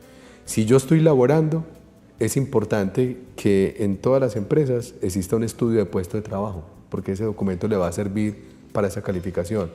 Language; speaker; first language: Spanish; native; Spanish